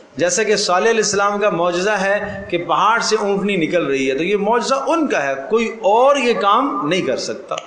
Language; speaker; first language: Urdu; native; Urdu